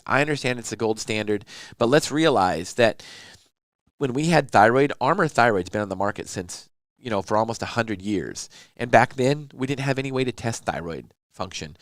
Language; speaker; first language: English; native; English